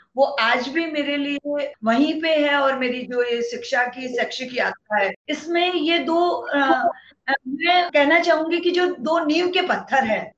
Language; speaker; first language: Hindi; native; Hindi